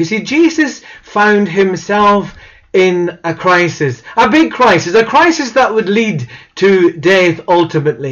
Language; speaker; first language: English; native; English